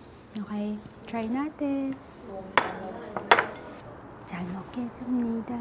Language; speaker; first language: Korean; non-native, learner; Filipino